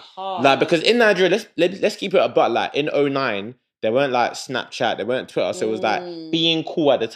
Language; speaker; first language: English; native; English